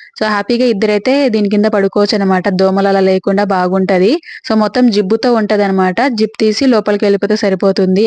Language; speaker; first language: Telugu; non-native, local second language; Lambadi